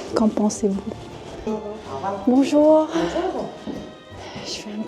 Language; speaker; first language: French; non-native, fluent; English